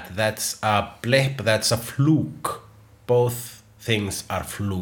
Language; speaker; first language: English; non-native, fluent; Icelandic